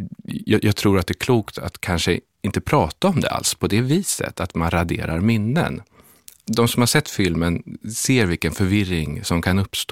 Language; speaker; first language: Swedish; native; Swedish